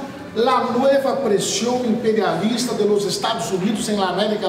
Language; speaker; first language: Spanish; non-native, fluent; Portuguese